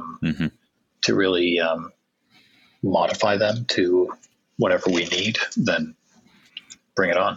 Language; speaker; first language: English; native; English